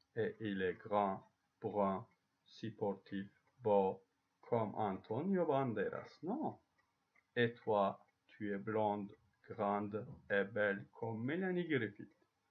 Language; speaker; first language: French; non-native, learner; Turkish